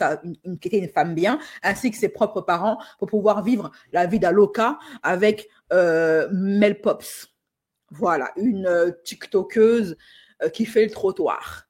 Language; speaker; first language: French; native; French